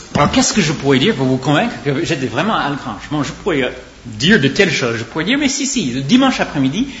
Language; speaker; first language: French; non-native, fluent; English